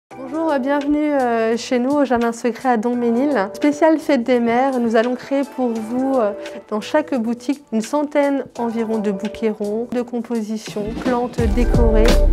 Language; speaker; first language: French; native; French